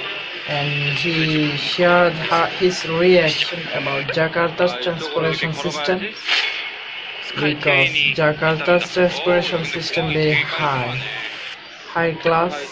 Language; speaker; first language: English; non-native, learner; Bangla